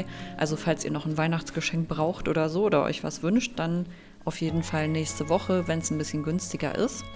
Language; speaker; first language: German; native; German